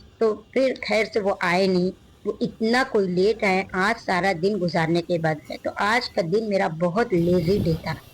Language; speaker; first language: Hindi; native; Hindi